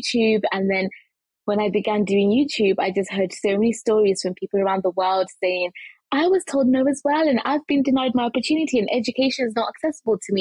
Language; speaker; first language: English; early bilingual, other home language; Shona